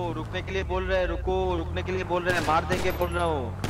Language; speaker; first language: Hindi; native; Hindi